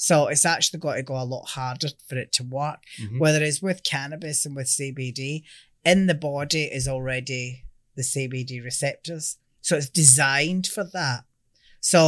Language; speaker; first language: English; native; English